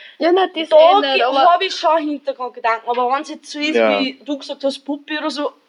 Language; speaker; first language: German; native; German